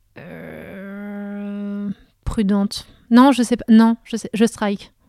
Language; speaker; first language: French; native; French